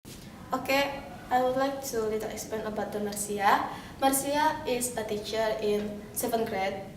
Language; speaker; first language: English; non-native, learner; Indonesian